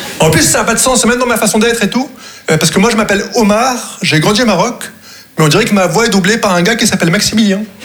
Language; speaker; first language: French; non-native, local second language; Arabic